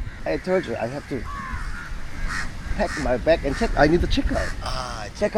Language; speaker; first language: English; non-native, learner; Korean